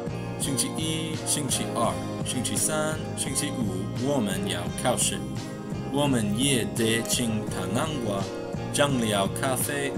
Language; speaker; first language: Chinese; non-native, learner; English